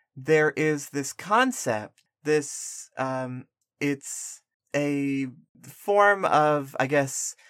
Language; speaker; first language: English; early bilingual, other home language; Spanish